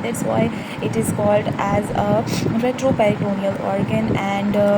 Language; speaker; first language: English; non-native, local second language; Hindi